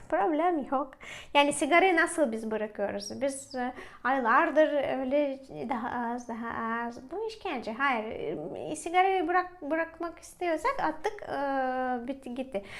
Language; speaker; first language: Turkish; non-native, fluent; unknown